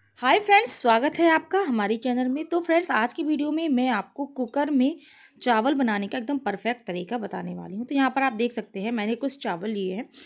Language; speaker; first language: Hindi; native; Hindi